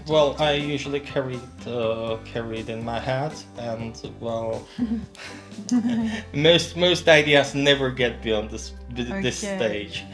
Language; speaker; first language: English; non-native, fluent; Czech